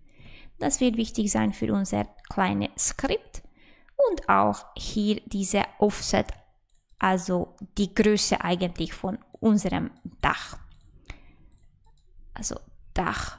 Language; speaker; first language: German; non-native, fluent; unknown